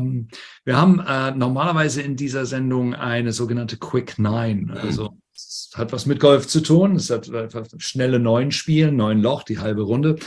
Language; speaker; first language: German; native; German